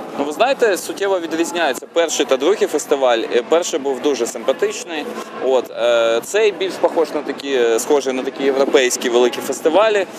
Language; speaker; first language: Ukrainian; non-native, local second language; Russian